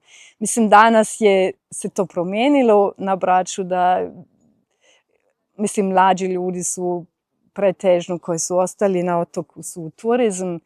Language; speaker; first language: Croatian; non-native, fluent; German